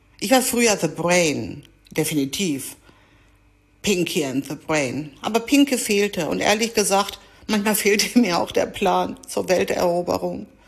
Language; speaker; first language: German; early bilingual, other home language; Greek